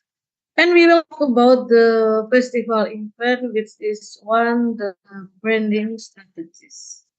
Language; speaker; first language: English; non-native, learner; Indonesian